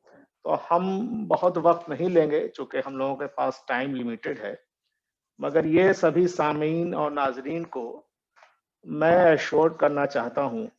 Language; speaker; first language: Urdu; native; Urdu